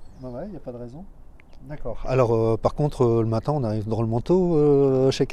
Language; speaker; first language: French; native; French